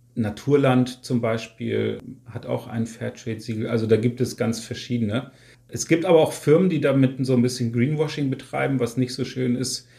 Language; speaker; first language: German; native; German